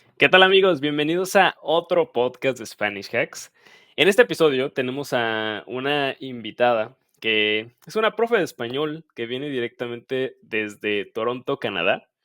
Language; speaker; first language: Spanish; native; Spanish